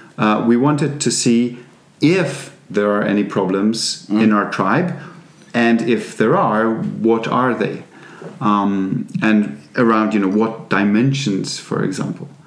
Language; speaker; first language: English; non-native, fluent; Polish